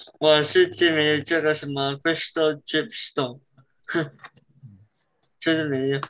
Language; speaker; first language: Chinese; early bilingual, heritage; English